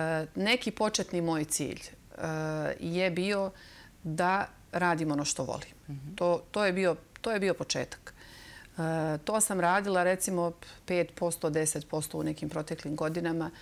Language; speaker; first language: Serbian; native; Serbian